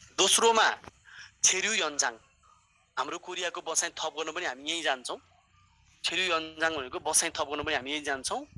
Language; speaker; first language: Nepali; native; Nepali